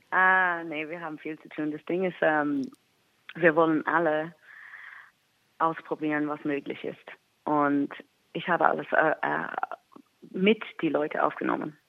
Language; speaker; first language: German; non-native, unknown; English